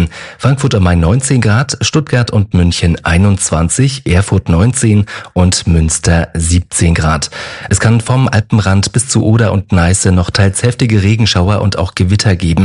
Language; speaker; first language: German; native; German